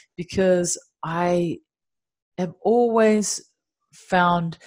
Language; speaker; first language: English; native; English